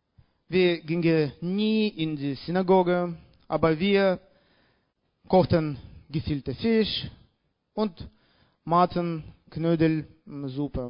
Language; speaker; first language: German; non-native, learner; Russian